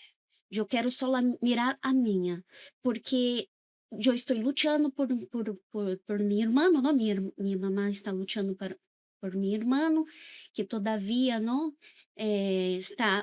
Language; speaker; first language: Portuguese; non-native, learner; Spanish